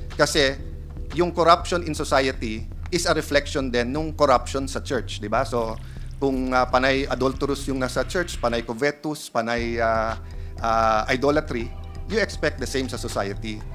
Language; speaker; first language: Filipino; native; Filipino